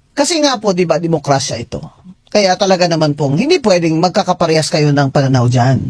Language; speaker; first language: Filipino; non-native, local second language; Hiligaynon